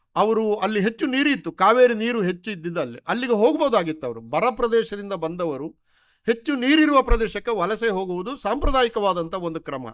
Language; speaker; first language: Kannada; non-native, local second language; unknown